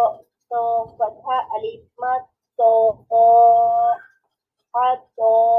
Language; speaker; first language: Arabic; non-native, learner; Bangla